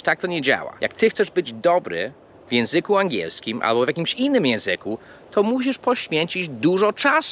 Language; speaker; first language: Polish; early bilingual, heritage; English